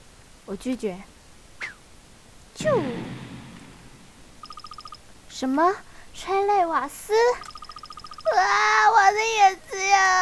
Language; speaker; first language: Chinese; native; Chinese